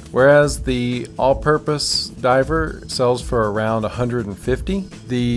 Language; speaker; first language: English; native; English